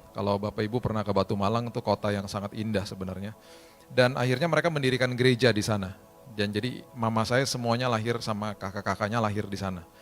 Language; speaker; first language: Indonesian; native; Indonesian